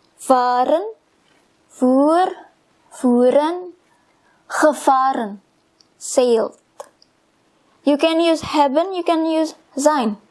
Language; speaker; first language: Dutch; non-native, fluent; Indonesian